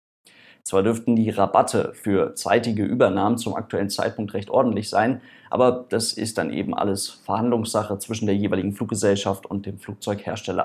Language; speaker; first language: German; native; German